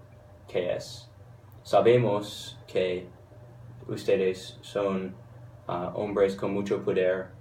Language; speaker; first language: Spanish; non-native, learner; English